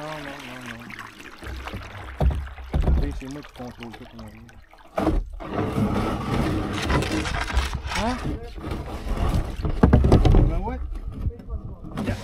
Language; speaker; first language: French; native; French